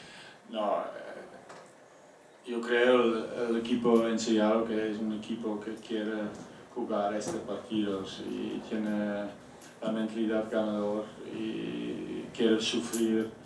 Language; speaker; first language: Spanish; non-native, fluent; Dutch